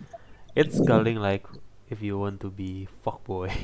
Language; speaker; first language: English; non-native, learner; Indonesian